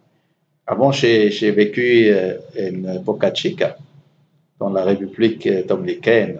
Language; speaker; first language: French; non-native, learner; German